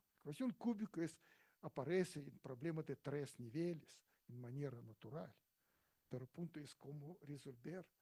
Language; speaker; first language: Spanish; non-native, learner; Russian